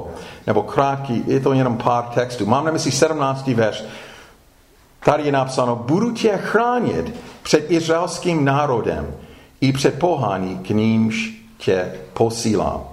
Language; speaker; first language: Czech; non-native, fluent; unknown